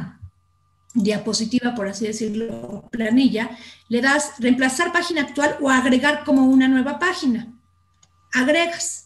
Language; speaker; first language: Spanish; native; Spanish